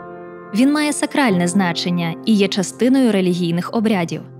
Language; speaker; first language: Ukrainian; native; Ukrainian